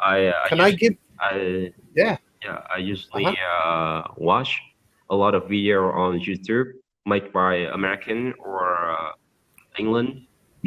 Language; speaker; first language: English; non-native, learner; Vietnamese